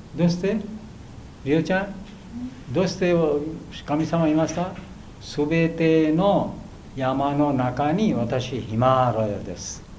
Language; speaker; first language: Japanese; non-native, learner; Bangla